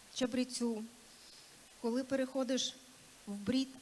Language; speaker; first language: Ukrainian; non-native, local second language; Russian